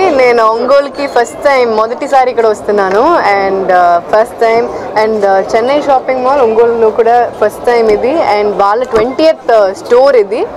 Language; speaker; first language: Telugu; non-native, fluent; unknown